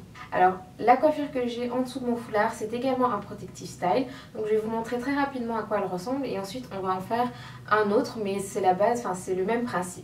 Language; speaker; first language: French; native; French